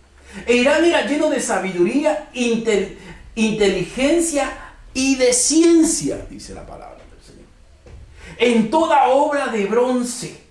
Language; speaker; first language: Spanish; native; Spanish